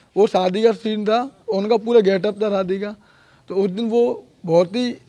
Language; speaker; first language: Hindi; native; Hindi